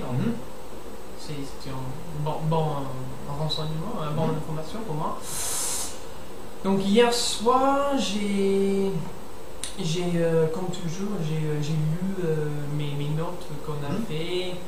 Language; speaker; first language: French; non-native, learner; English